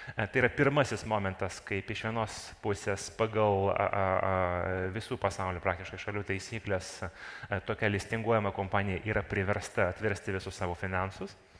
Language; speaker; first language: Lithuanian; non-native, local second language; Russian